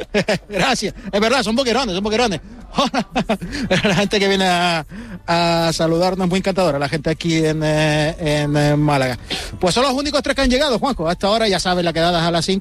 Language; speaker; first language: Spanish; native; Spanish